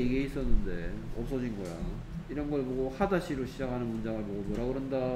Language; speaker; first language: Korean; native; Korean